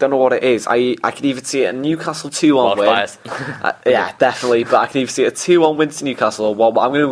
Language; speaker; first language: English; native; English